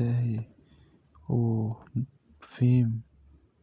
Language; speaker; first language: French; non-native, learner; Portuguese